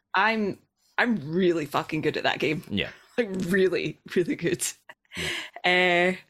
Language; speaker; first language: English; native; English